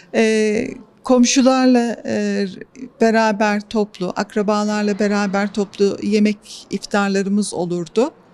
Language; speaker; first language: Turkish; native; Turkish